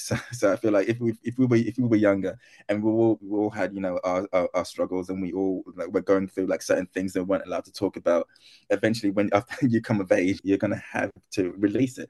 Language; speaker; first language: English; non-native, local second language; Akan